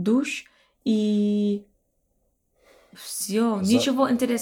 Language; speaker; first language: Russian; non-native, learner; English